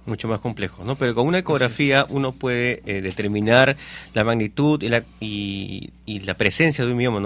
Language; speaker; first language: Spanish; native; Spanish